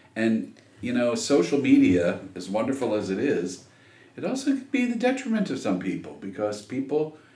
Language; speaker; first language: English; native; English